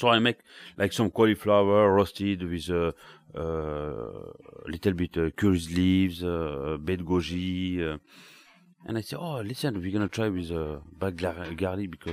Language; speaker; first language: English; non-native, learner; French